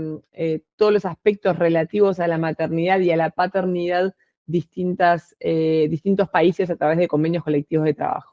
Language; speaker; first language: Spanish; native; Spanish